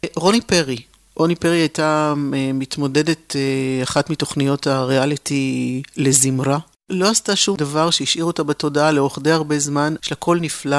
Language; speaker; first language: Hebrew; native; Hebrew